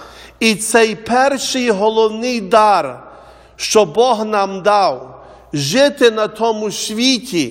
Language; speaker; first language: Ukrainian; early bilingual, heritage; Ukrainian